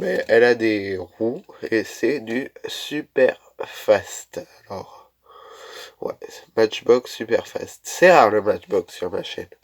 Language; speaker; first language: French; native; French